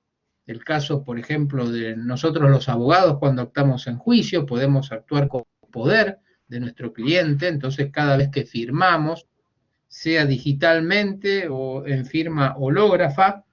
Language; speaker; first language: Spanish; native; Spanish